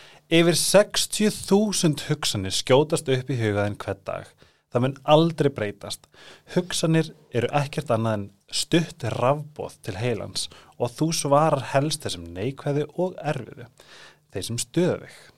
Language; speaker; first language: Icelandic; native; Icelandic